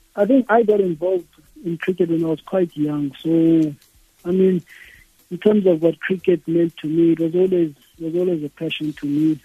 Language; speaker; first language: English; non-native, local second language; Xhosa